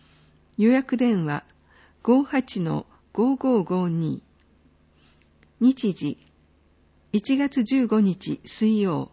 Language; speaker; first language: Japanese; native; Japanese